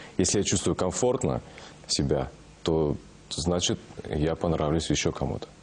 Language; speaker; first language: Russian; non-native, local second language; Kazakh